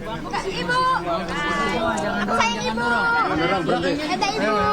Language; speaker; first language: Indonesian; non-native, learner; Filipino